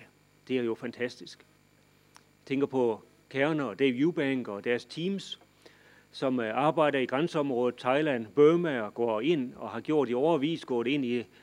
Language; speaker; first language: Danish; native; Danish